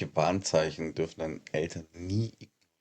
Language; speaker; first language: German; native; German